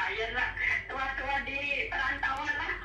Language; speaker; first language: Indonesian; non-native, local second language; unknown